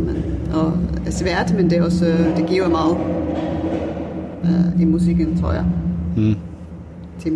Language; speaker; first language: Danish; non-native, fluent; Finnish